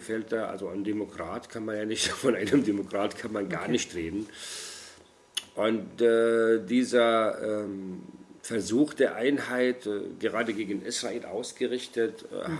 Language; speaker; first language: German; non-native, fluent; Arabic